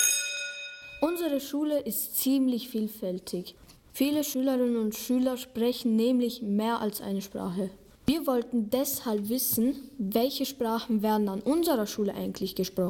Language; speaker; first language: German; native; German